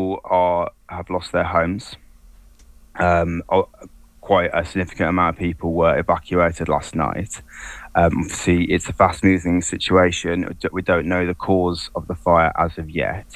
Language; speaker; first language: English; native; English